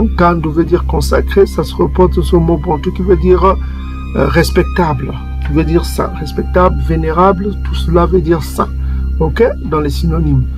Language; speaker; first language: French; non-native, local second language; Kongo